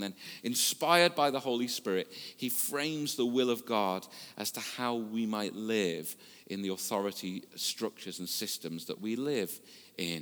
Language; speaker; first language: English; native; English